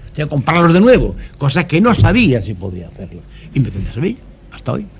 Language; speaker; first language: Spanish; non-native, local second language; Galician